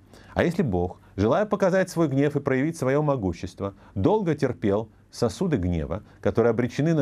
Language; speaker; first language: Russian; native; Russian